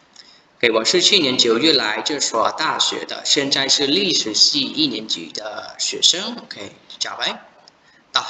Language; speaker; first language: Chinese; non-native, fluent; Khmer